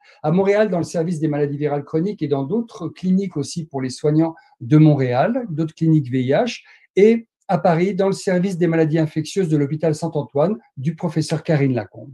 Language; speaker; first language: French; native; French